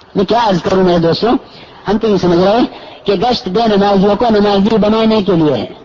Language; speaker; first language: Urdu; native; Urdu